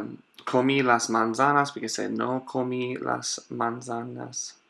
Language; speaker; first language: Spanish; non-native, fluent; English